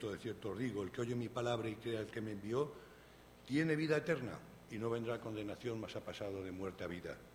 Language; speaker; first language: Spanish; native; Spanish